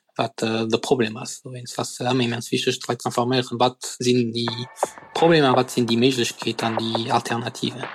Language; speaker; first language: Luxembourgish; non-native, fluent; French